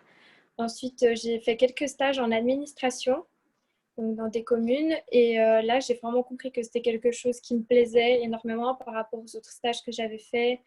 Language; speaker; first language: French; early bilingual, other home language; Portuguese